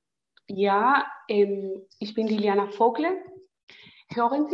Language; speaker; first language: German; non-native, learner; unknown